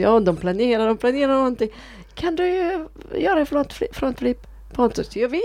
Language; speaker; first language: Swedish; non-native, fluent; Italian